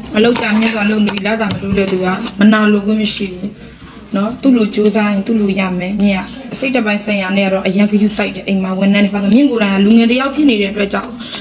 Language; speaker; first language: Burmese; native; Burmese